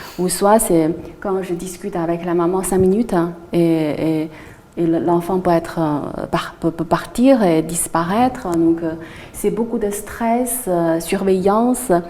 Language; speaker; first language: French; non-native, fluent; Chinese